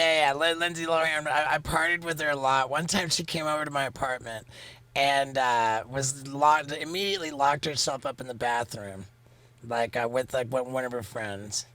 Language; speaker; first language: English; native; English